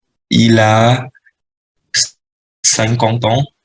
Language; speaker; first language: French; non-native, learner; Vietnamese